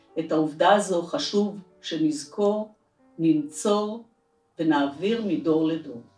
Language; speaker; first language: Hebrew; native; Hebrew